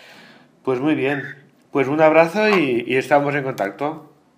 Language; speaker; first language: Spanish; native; Spanish